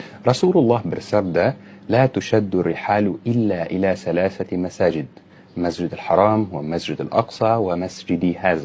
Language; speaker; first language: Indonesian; non-native, fluent; Arabic